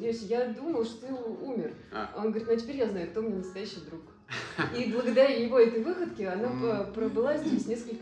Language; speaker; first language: Russian; native; Russian